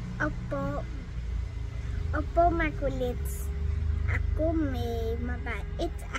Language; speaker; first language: Filipino; early bilingual, heritage; Filipino